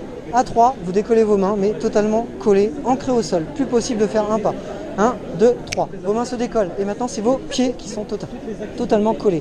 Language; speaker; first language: French; native; French